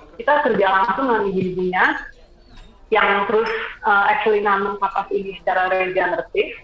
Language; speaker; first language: Indonesian; native; Indonesian